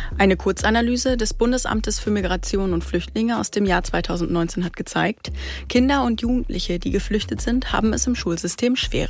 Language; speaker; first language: German; native; German